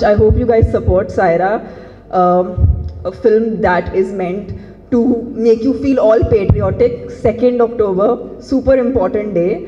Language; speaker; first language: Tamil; non-native, learner; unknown